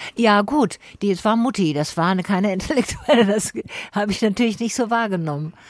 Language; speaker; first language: German; native; German